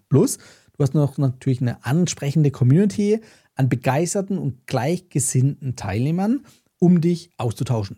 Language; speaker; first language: German; native; German